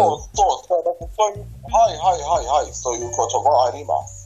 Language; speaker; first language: Japanese; non-native, learner; Persian